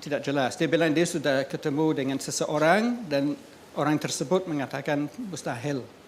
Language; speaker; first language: Indonesian; non-native, fluent; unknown